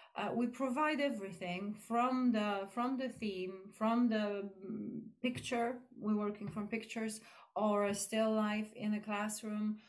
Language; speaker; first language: English; non-native, fluent; Polish